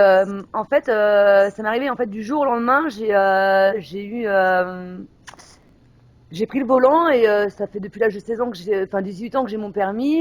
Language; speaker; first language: French; native; French